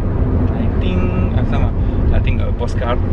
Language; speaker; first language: Indonesian; non-native, learner; French